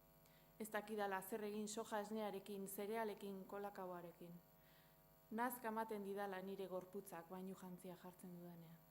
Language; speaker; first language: Basque; native; Basque